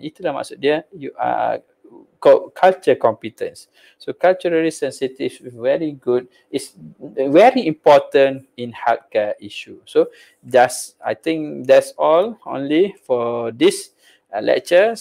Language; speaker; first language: English; non-native, local second language; Malay